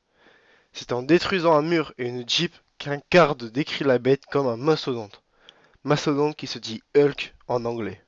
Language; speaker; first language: French; native; French